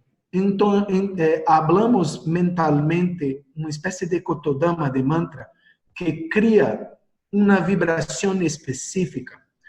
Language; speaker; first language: Spanish; non-native, learner; Portuguese